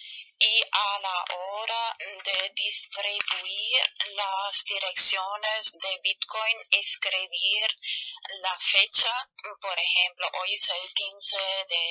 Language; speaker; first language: Spanish; non-native, fluent; German